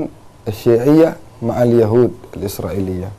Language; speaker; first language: Arabic; non-native, fluent; Indonesian